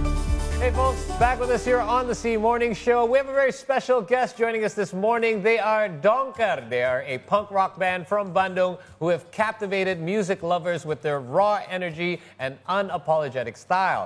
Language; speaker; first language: English; non-native, fluent; Indonesian